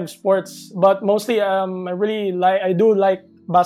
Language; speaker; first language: English; non-native, local second language; Cebuano